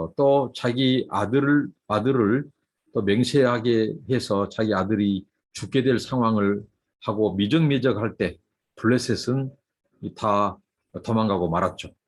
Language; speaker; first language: Korean; native; Korean